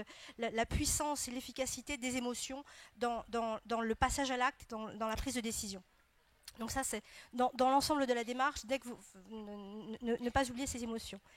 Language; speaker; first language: French; native; French